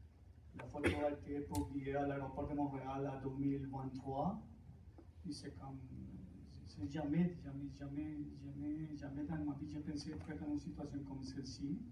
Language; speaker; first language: French; non-native, fluent; Spanish